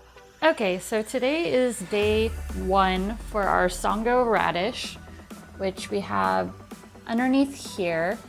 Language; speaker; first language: English; native; English